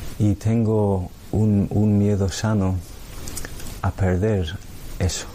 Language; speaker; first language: Spanish; non-native, fluent; English